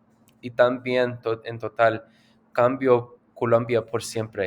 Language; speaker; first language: Spanish; non-native, learner; English